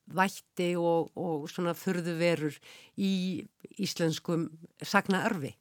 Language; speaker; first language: Icelandic; native; Icelandic